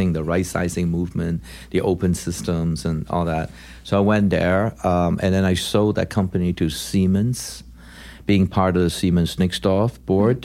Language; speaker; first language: English; non-native, local second language; Cantonese